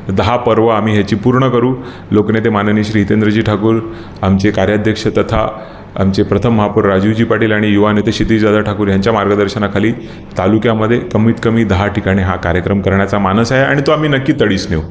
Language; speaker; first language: Marathi; native; Marathi